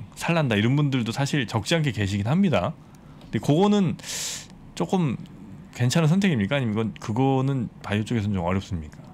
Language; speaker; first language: Korean; native; Korean